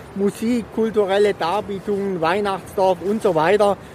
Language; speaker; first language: German; native; German